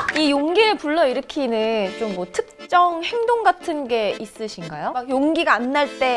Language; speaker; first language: Korean; native; Korean